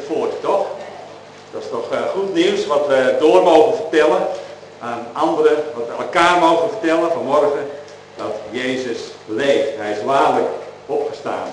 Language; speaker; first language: Dutch; native; Dutch